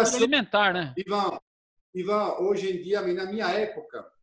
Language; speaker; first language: Portuguese; non-native, fluent; French